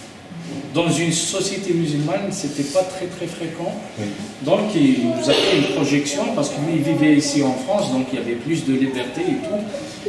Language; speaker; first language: French; native; French